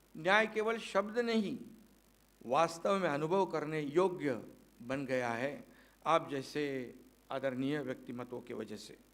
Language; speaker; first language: Hindi; non-native, local second language; Marathi